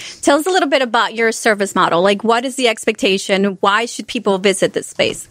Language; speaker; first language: English; non-native, fluent; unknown